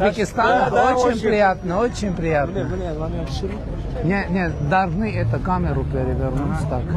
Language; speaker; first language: Russian; non-native, fluent; Armenian